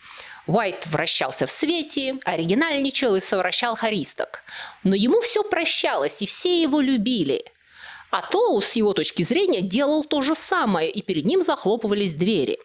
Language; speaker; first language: Russian; native; Russian